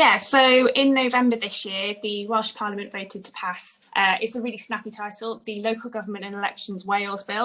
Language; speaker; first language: English; native; English